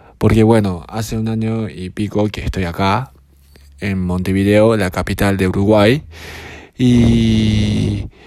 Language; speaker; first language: Spanish; non-native, fluent; Japanese